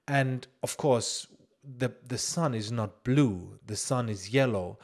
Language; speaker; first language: English; non-native, fluent; German